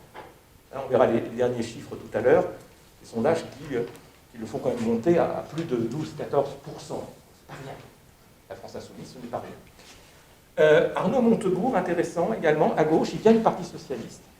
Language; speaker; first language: French; native; French